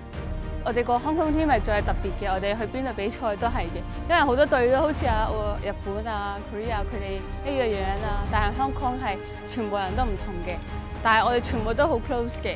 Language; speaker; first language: Cantonese; early bilingual, other home language; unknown